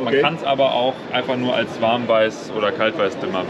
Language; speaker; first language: German; native; German